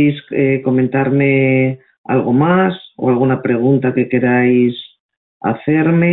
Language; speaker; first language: Spanish; native; Spanish